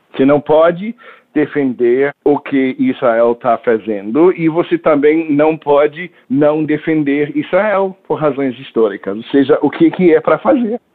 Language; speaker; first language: Portuguese; non-native, fluent; German